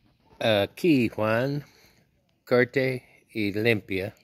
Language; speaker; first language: Spanish; non-native, learner; English